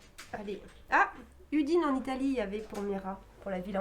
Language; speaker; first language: French; native; French